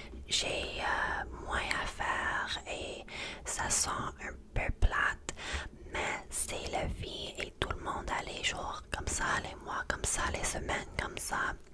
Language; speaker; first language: French; non-native, learner; English